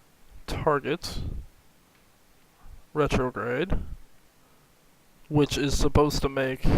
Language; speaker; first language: English; native; English